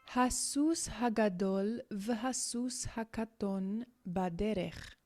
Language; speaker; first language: Hebrew; non-native, learner; English